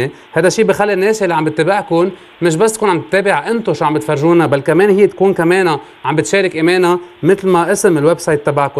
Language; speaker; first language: Arabic; native; Arabic